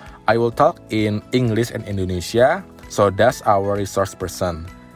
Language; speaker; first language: English; non-native, fluent; Indonesian